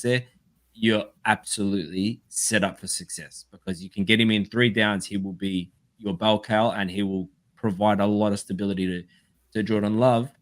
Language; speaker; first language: English; native; English